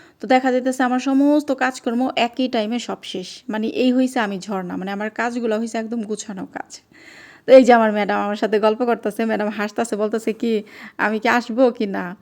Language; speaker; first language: Bangla; native; Bangla